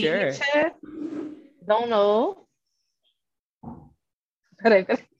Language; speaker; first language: English; non-native, learner; Portuguese